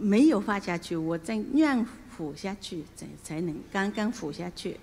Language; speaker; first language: Chinese; non-native, local second language; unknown